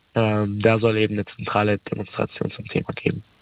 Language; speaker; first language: German; early bilingual, other home language; Arabic